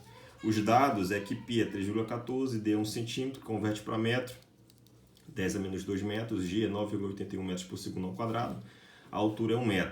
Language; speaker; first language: Portuguese; native; Portuguese